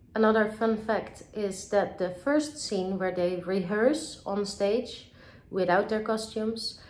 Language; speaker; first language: English; non-native, fluent; Dutch